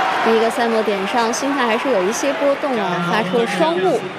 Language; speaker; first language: Chinese; native; Chinese